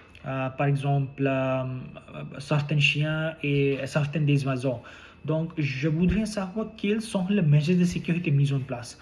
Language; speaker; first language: French; non-native, learner; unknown